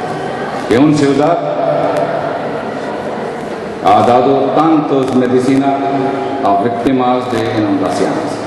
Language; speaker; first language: Spanish; non-native, learner; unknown